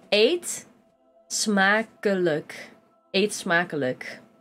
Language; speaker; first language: Dutch; native; Dutch